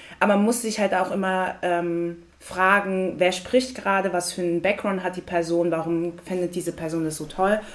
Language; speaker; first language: German; native; German